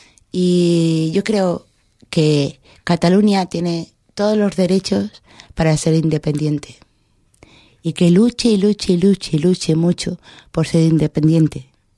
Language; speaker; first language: Spanish; native; Spanish